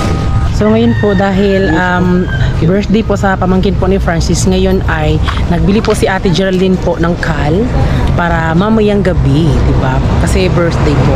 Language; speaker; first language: Filipino; non-native, local second language; Cebuano